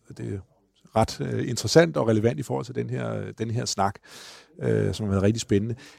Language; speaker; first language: Danish; native; Danish